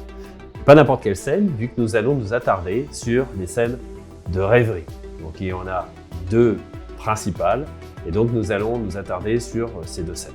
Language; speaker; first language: French; native; French